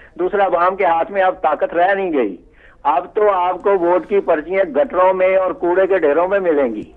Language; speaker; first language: Urdu; non-native, local second language; Punjabi